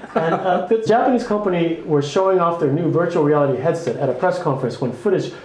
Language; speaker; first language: English; native; English